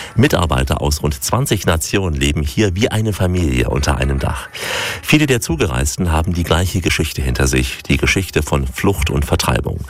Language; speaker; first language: German; native; German